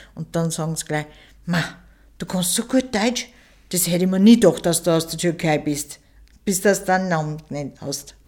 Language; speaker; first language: German; early bilingual, other home language; Turkish